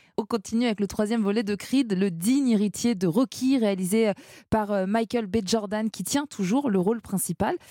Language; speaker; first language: French; native; French